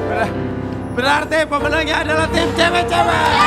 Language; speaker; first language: Indonesian; native; Indonesian